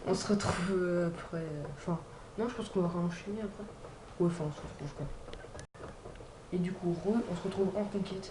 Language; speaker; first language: French; native; French